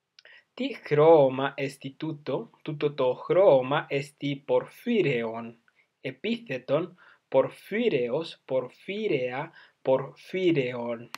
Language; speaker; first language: Greek; non-native, fluent; Spanish